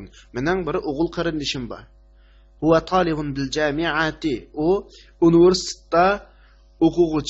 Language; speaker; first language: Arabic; non-native, fluent; Uyghur